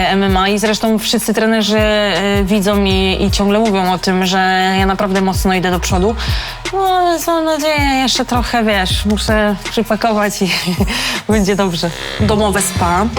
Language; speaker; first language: Polish; native; Polish